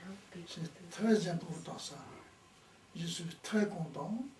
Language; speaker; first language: French; non-native, learner; Tibetan